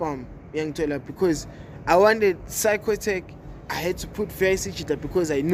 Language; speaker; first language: English; non-native, local second language; North Ndebele